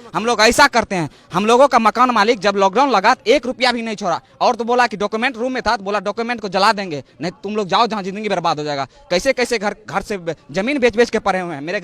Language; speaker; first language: Hindi; native; Hindi